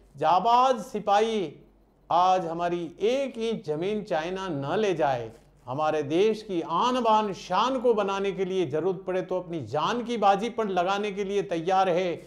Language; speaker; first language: Hindi; non-native, local second language; Gujarati